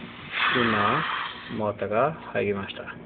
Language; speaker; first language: Japanese; non-native, fluent; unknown